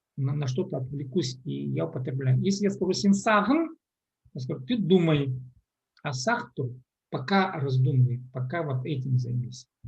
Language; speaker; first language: Russian; non-native, local second language; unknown